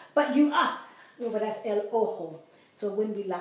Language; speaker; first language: English; native; English